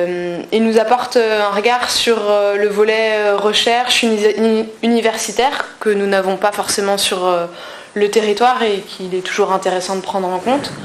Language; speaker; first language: French; native; French